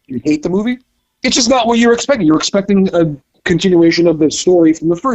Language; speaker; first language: English; native; English